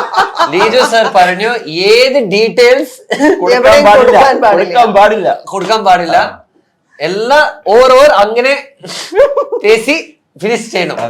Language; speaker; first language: Malayalam; non-native, learner; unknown